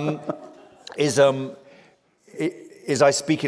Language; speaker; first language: English; native; English